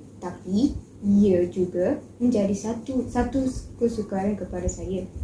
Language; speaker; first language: Malay; non-native, local second language; Tamil